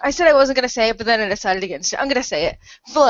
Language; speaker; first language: English; native; English